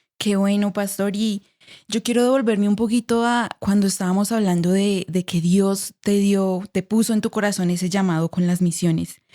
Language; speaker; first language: Spanish; native; Spanish